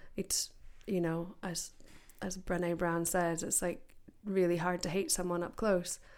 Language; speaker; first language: English; native; English